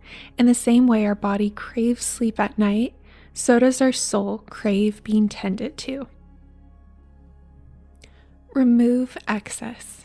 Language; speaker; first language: English; native; English